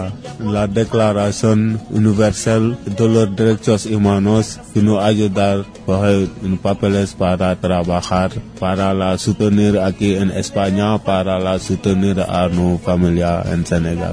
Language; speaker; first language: Spanish; non-native, learner; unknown